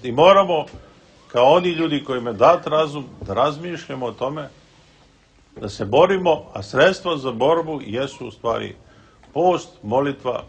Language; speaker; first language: Serbian; native; Serbian